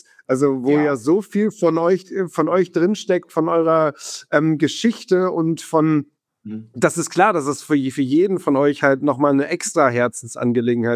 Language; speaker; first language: German; native; German